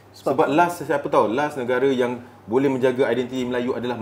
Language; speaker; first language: Malay; native; Malay